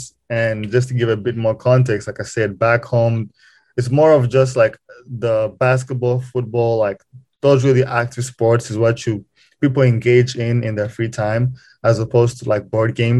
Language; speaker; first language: English; non-native, local second language; Kinyarwanda